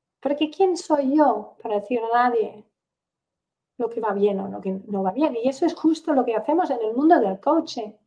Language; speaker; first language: Spanish; non-native, fluent; English